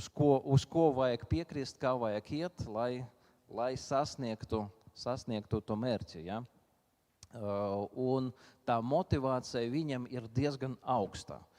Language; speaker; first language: Latvian; non-native, local second language; Russian